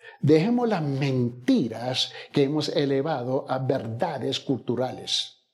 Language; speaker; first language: Spanish; early bilingual, heritage; Spanish